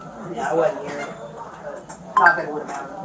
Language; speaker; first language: English; non-native, learner; Arabic